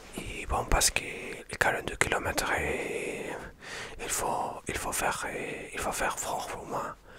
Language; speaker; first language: French; non-native, learner; Spanish